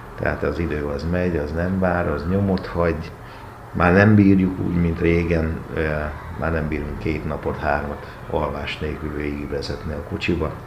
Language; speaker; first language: Hungarian; native; Hungarian